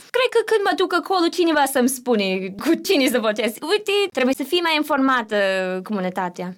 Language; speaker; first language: Romanian; non-native, learner; English